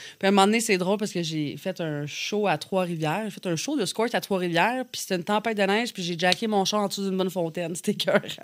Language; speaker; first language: French; native; French